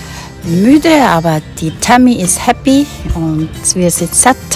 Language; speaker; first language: German; non-native, fluent; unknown